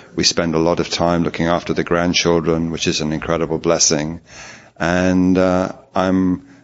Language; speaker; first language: English; native; English